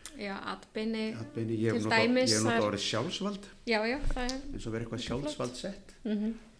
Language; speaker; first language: Icelandic; native; Icelandic